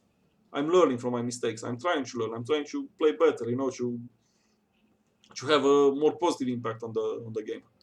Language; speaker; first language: English; non-native, fluent; Romanian